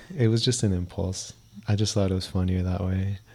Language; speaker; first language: English; early bilingual, other home language; Spanish